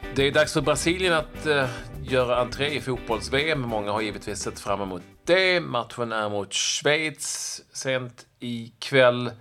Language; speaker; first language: Swedish; native; Swedish